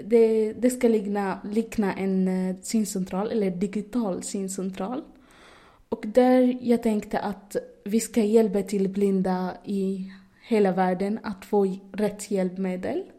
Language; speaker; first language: Swedish; non-native, fluent; Arabic